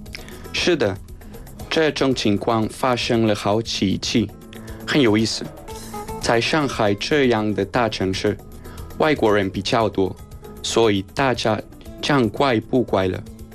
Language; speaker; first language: Chinese; non-native, fluent; Spanish